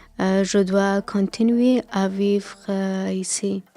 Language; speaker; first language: French; non-native, learner; Persian